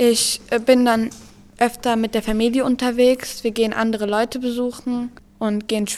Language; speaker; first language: German; early bilingual, other home language; Turkish